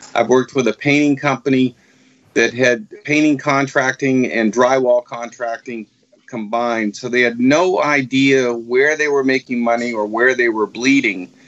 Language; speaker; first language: English; native; English